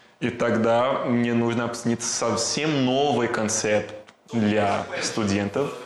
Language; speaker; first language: Russian; non-native, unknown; Portuguese